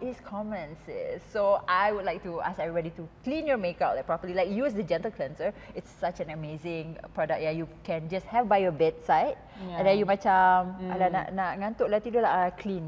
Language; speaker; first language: English; non-native, local second language; Malay